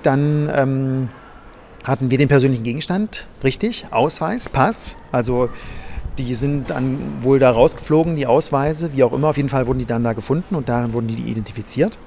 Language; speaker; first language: German; native; German